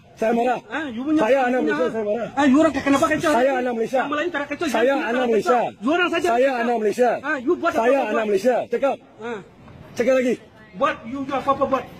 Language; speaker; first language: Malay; non-native, local second language; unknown